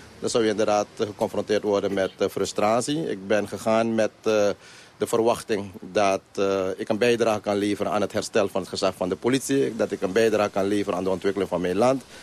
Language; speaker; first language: Dutch; non-native, local second language; Caribbean Hindustani